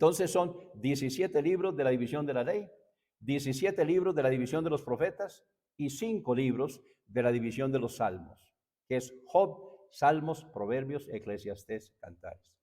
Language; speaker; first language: Spanish; native; Spanish